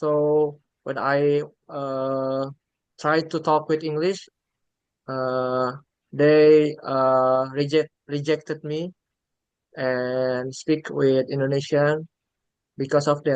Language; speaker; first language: English; non-native, learner; Indonesian